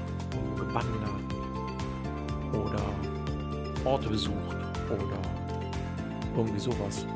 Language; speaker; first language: German; native; German